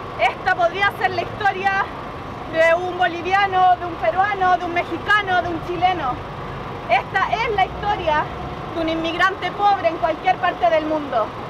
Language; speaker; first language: Spanish; native; Spanish